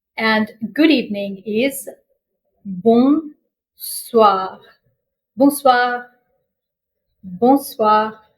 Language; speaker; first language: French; non-native, fluent; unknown